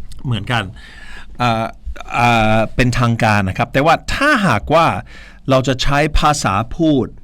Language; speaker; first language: Thai; non-native, fluent; English